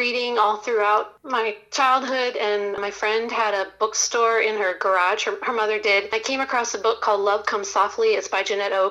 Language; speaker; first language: English; native; English